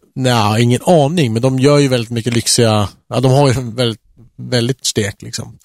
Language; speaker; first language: Swedish; native; Swedish